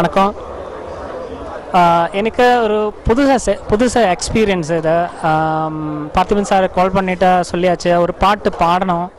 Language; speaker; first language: Tamil; non-native, learner; Malayalam